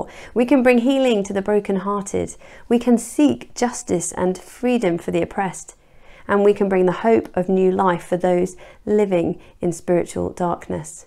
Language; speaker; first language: English; native; English